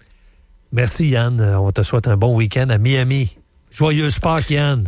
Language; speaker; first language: French; native; French